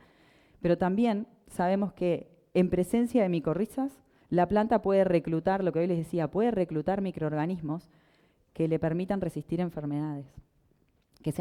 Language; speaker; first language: Spanish; native; Spanish